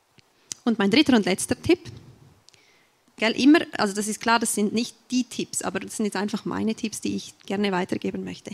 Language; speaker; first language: German; native; German